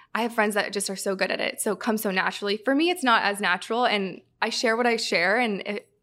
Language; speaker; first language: English; native; English